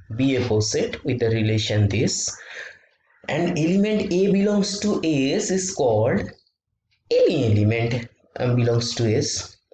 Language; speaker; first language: English; non-native, local second language; Bangla